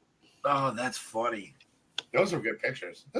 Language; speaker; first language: English; native; English